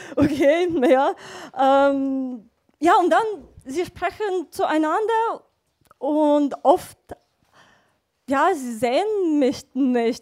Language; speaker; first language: German; non-native, fluent; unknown